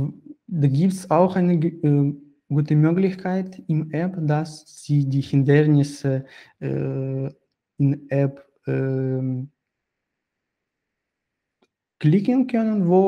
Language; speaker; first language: German; non-native, fluent; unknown